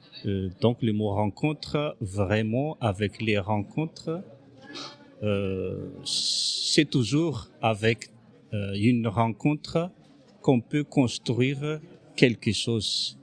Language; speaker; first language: French; non-native, local second language; Malagasy